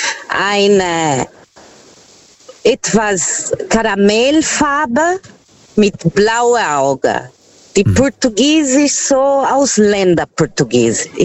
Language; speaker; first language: German; non-native, fluent; Portuguese